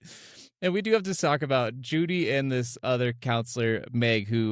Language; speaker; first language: English; native; English